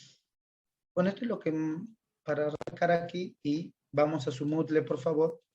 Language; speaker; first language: Spanish; native; Spanish